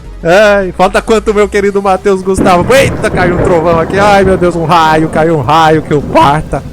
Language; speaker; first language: Portuguese; native; Portuguese